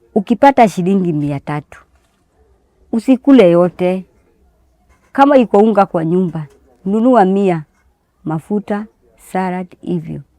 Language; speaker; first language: Swahili; native; Swahili